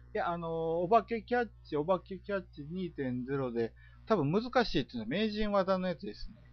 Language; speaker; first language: Japanese; native; Japanese